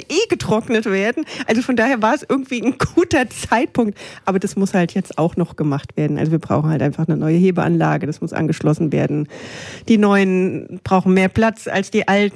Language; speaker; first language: German; native; German